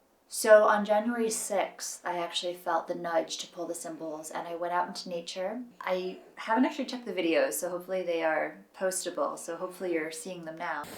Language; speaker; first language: English; native; English